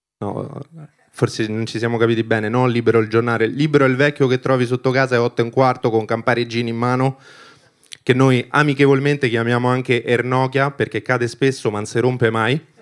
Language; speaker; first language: Italian; early bilingual, other home language; Albanian